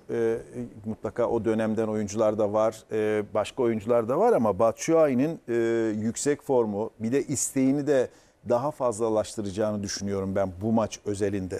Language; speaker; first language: Turkish; native; Turkish